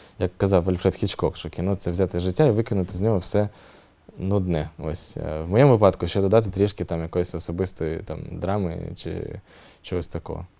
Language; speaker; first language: Ukrainian; native; Ukrainian